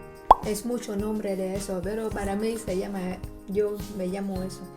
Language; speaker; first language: Spanish; non-native, learner; Vietnamese